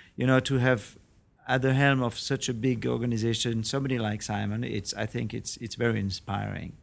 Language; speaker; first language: English; non-native, fluent; French